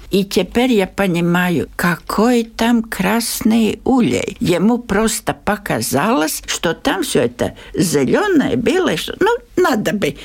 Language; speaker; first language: Russian; native; Russian